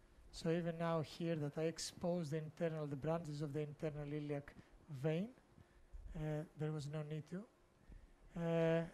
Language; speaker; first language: English; non-native, fluent; Greek